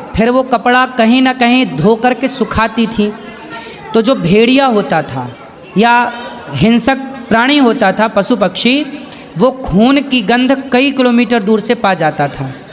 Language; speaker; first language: Hindi; native; Hindi